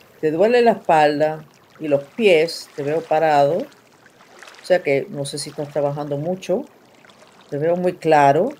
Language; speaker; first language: Spanish; non-native, fluent; English